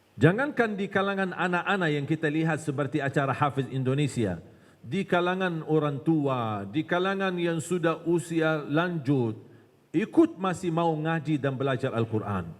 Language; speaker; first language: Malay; non-native, fluent; Arabic